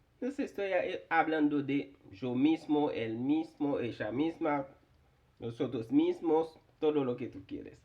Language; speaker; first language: Spanish; non-native, fluent; Haitian Creole